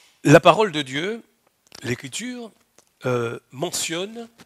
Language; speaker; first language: French; native; French